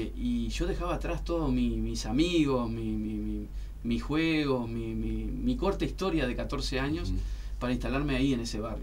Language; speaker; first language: Spanish; native; Spanish